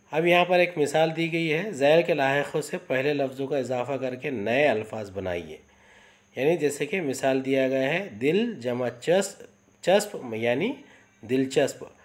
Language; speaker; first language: Urdu; native; Urdu